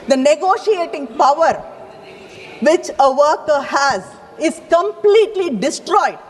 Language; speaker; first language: English; non-native, local second language; Tamil